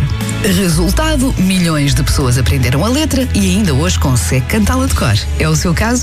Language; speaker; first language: Portuguese; native; Portuguese